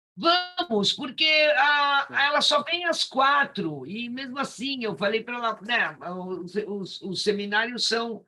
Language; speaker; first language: Portuguese; native; Portuguese